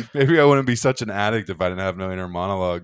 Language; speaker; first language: English; native; English